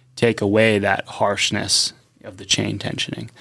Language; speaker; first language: English; native; English